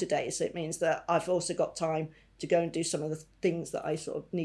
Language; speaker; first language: English; native; English